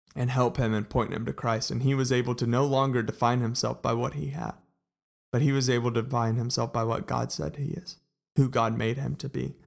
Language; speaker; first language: English; native; English